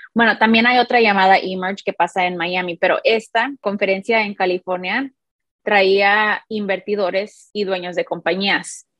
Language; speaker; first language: Spanish; early bilingual, heritage; Spanish